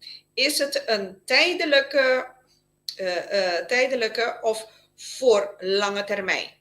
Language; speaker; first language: Dutch; non-native, local second language; Papiamento